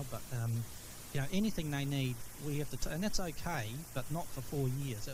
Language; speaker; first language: English; native; English